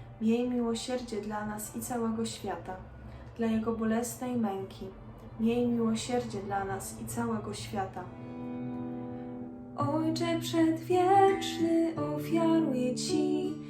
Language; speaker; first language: Polish; native; Polish